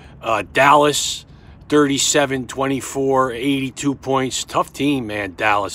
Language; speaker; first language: English; native; English